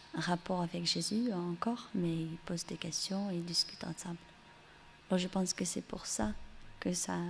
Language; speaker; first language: French; early bilingual, heritage; English